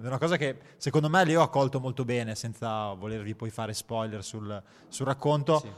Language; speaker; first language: Italian; native; Italian